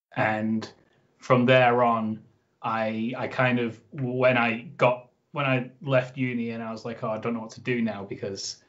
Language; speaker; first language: English; native; English